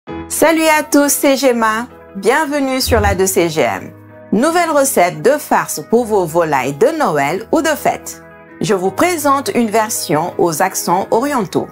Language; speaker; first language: French; native; French